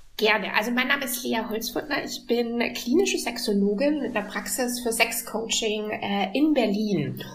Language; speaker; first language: German; native; German